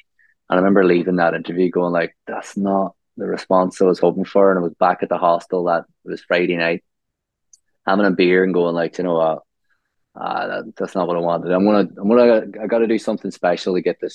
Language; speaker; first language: English; native; English